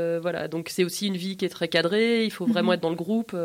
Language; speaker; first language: French; native; French